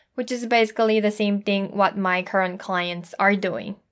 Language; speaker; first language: English; non-native, fluent; Korean